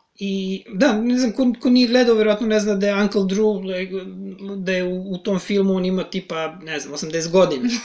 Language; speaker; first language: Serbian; native; Serbian